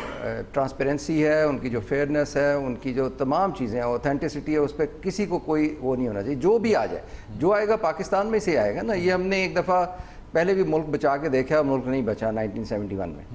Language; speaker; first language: Urdu; native; Urdu